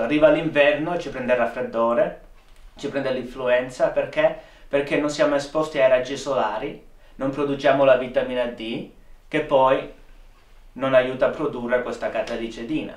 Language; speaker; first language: Italian; early bilingual, heritage; Italian